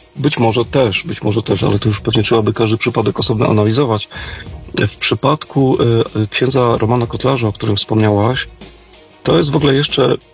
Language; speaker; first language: Polish; native; Polish